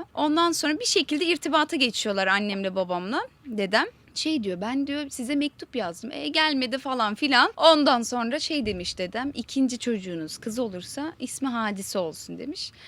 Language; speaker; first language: Turkish; early bilingual, heritage; Turkish